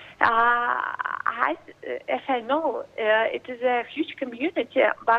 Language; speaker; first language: English; non-native, learner; Russian